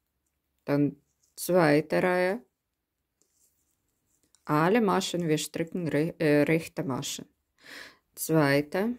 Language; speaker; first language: German; non-native, learner; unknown